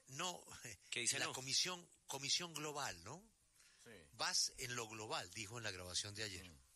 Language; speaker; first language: Spanish; native; Spanish